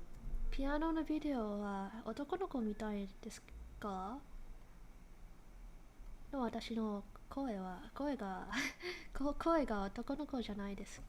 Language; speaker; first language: Japanese; non-native, learner; English